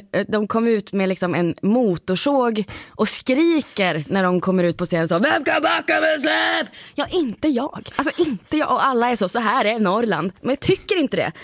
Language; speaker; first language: Swedish; native; Swedish